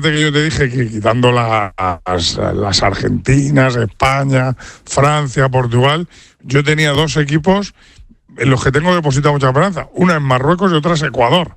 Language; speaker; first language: Spanish; native; Spanish